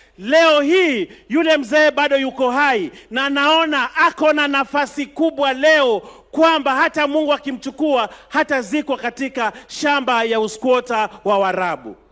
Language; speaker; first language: Swahili; native; Swahili